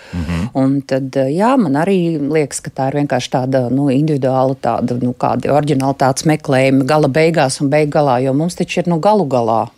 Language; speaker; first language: Latvian; native; Latvian